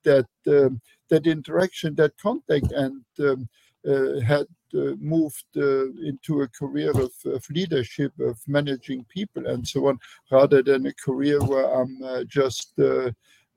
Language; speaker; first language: English; non-native, fluent; Luxembourgish